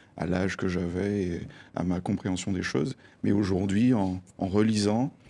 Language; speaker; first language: French; native; French